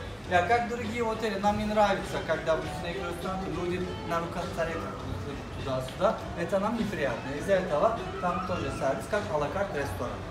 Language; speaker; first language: Russian; non-native, learner; Turkish